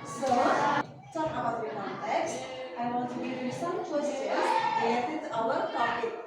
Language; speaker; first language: English; non-native, learner; Indonesian